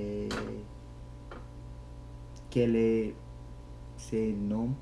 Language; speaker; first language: French; non-native, learner; English